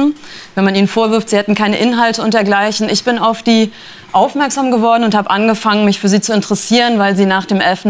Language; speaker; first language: German; native; German